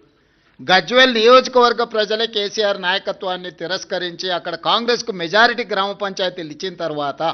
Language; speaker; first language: Telugu; native; Telugu